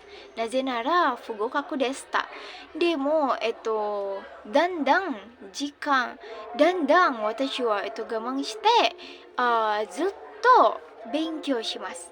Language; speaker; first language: Japanese; non-native, learner; Indonesian